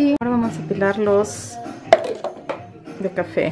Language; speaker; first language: Spanish; native; Spanish